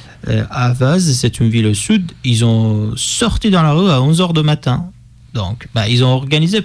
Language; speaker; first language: French; non-native, fluent; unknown